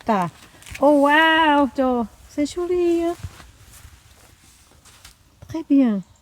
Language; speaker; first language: French; non-native, learner; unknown